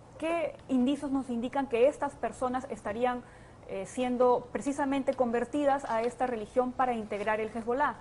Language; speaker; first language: Spanish; native; Spanish